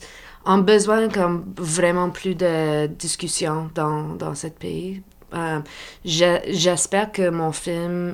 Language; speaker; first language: French; non-native, local second language; English